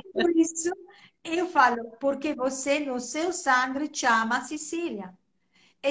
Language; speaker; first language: Portuguese; non-native, fluent; Italian